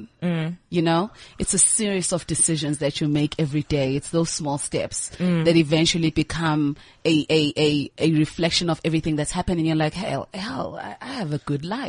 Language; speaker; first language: English; non-native, local second language; Zulu